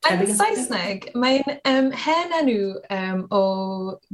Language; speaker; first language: Welsh; non-native, learner; English